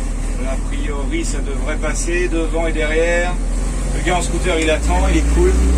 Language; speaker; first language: French; native; French